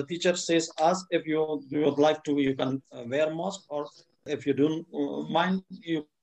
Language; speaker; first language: English; non-native, fluent; Persian